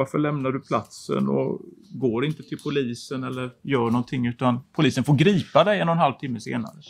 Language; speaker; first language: Swedish; native; Swedish